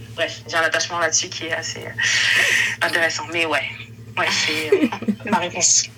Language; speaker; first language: French; native; French